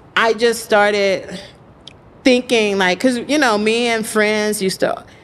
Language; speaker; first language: English; native; English